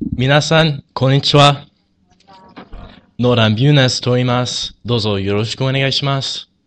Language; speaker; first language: Japanese; non-native, learner; English